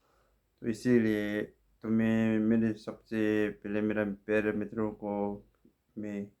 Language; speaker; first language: Hindi; non-native, local second language; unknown